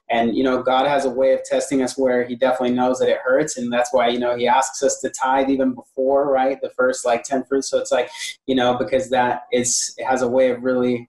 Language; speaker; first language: English; native; English